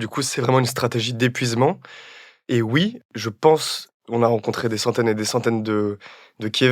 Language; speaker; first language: French; native; French